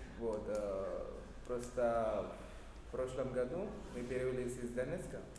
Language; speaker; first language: Russian; non-native, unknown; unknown